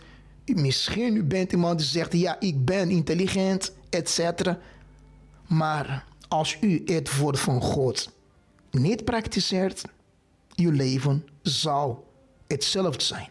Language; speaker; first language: Dutch; non-native, fluent; Portuguese